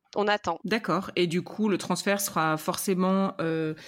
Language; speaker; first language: French; native; French